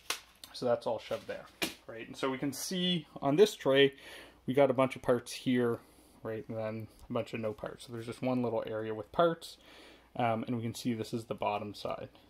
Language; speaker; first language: English; native; English